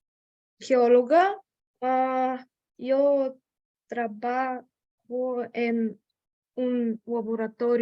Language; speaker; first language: Spanish; non-native, learner; Bulgarian